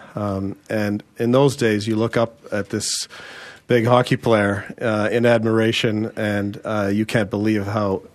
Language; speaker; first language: English; early bilingual, other home language; French